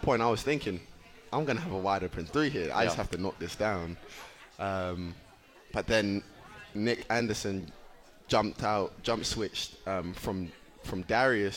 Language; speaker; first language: English; native; English